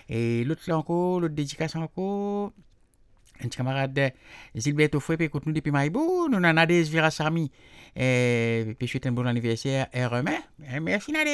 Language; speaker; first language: French; non-native, local second language; Morisyen